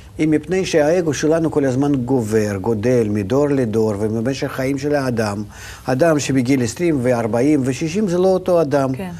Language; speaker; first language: Hebrew; non-native, fluent; Russian